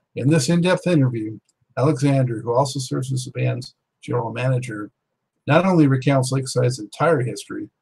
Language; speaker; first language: English; native; English